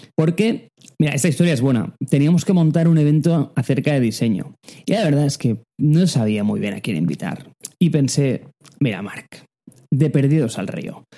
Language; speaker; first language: Spanish; native; Spanish